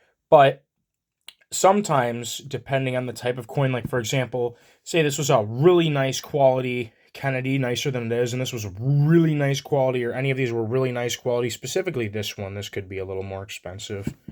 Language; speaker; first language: English; native; English